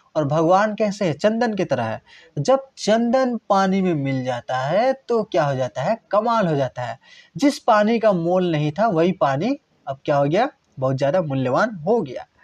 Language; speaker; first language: Hindi; non-native, local second language; Bangla